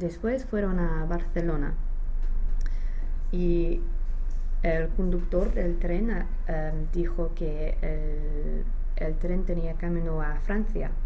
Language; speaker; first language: Spanish; non-native, learner; English